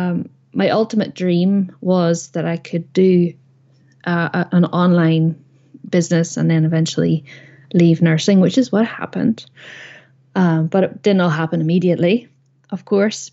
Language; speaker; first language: English; native; English